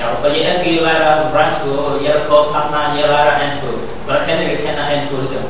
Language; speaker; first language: Icelandic; non-native, learner; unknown